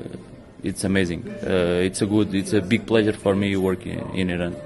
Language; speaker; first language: English; non-native, learner; Portuguese